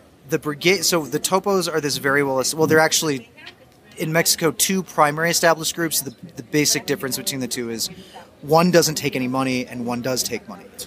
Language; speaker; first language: English; native; English